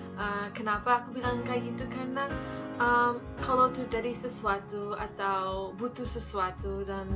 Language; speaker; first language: Indonesian; non-native, fluent; English